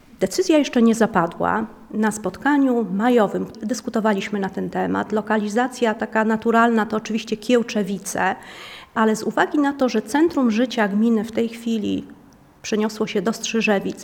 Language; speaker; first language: Polish; native; Polish